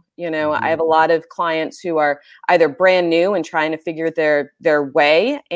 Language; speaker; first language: English; native; English